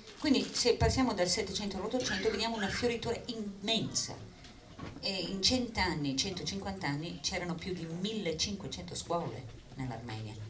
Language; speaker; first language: Italian; non-native, fluent; English